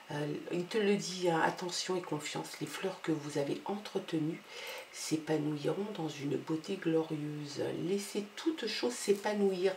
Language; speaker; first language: French; native; French